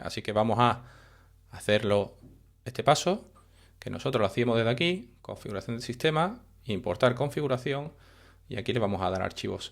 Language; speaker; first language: Spanish; native; Spanish